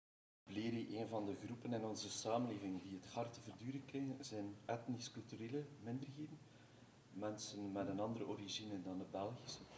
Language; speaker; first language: Dutch; native; Dutch